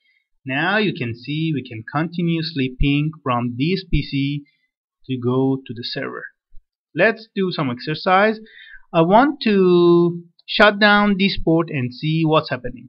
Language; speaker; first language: English; non-native, fluent; Persian